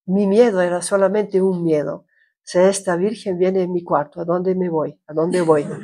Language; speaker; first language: Spanish; non-native, fluent; Croatian